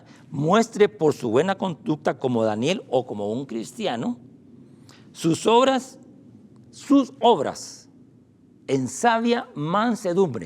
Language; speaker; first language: Spanish; native; Spanish